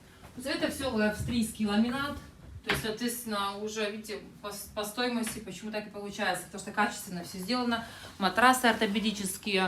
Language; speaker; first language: Russian; native; Russian